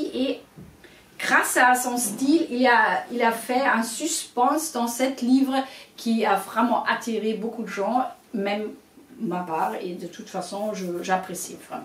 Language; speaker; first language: French; non-native, fluent; German